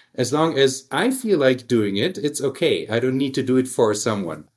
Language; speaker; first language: English; early bilingual, other home language; German